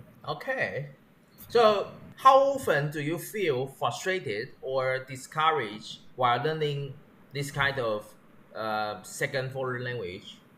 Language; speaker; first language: English; non-native, learner; Chinese